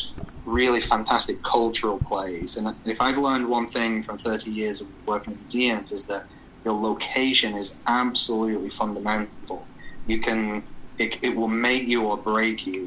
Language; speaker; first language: English; native; English